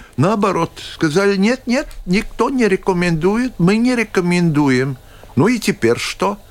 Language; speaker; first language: Russian; non-native, local second language; Latvian